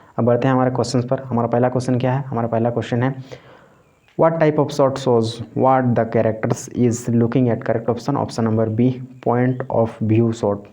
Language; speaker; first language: Hindi; native; Hindi